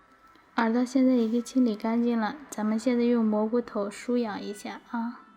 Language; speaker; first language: Chinese; native; Chinese